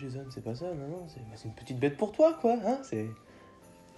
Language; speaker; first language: French; native; French